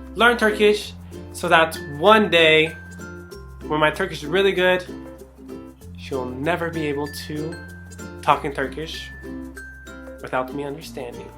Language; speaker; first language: English; native; English